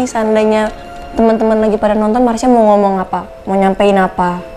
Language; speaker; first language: Indonesian; native; Indonesian